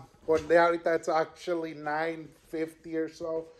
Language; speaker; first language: English; early bilingual, other home language; Spanish